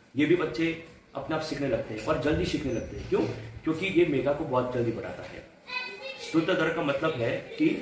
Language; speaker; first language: Hindi; non-native, local second language; Gujarati